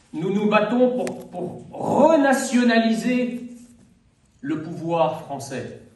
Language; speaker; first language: French; early bilingual, other home language; Arabic